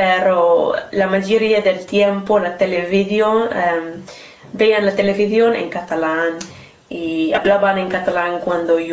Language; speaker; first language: Spanish; non-native, learner; English